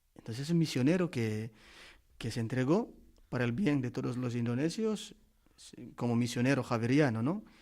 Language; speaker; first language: Spanish; non-native, fluent; Indonesian